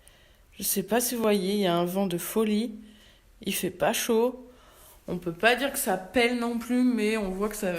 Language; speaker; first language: French; native; French